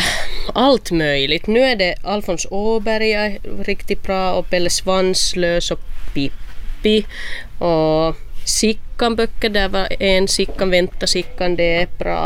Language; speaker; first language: Swedish; non-native, local second language; Finnish